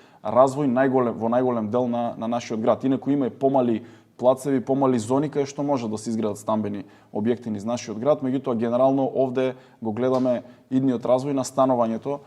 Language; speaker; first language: Macedonian; native; Macedonian